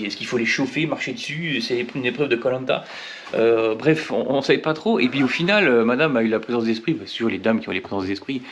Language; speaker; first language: French; native; French